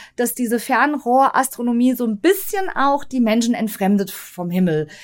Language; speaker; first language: German; native; German